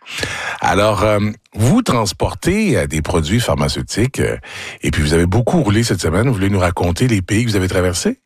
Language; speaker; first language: French; native; French